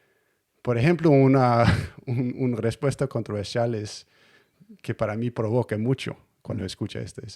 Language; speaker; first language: Spanish; non-native, learner; Danish